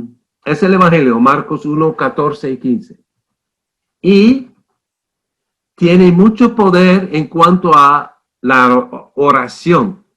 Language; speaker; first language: Spanish; non-native, fluent; English